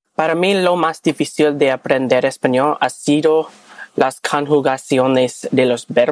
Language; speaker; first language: Spanish; non-native, learner; English